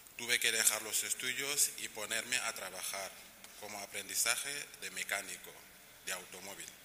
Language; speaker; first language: Spanish; non-native, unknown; Wolof